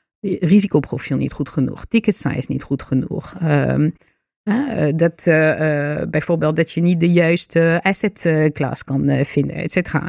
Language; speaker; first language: Dutch; non-native, fluent; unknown